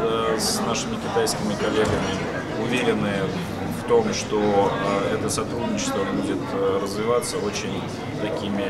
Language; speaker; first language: Russian; native; Russian